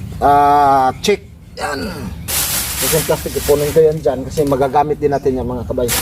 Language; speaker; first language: Filipino; native; Filipino